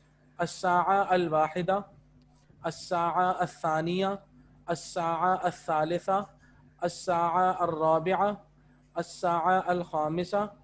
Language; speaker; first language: Arabic; non-native, fluent; Urdu